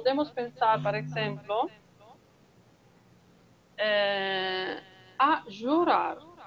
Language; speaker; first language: Spanish; non-native, learner; Italian